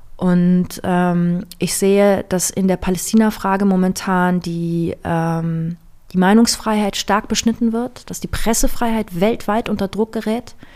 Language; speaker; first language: German; early bilingual, other home language; Persian